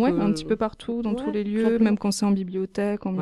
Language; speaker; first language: French; native; French